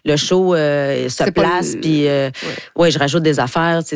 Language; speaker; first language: French; native; French